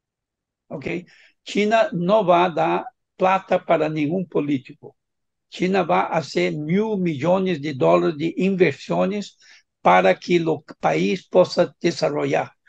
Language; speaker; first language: Spanish; non-native, fluent; Portuguese